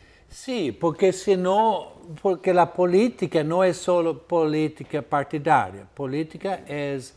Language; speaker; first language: Spanish; non-native, fluent; Portuguese